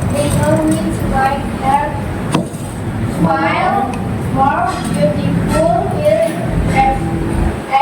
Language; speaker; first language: English; non-native, learner; Indonesian